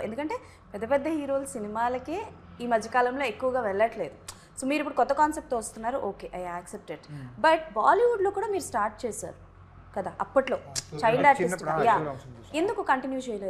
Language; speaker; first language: Telugu; native; Telugu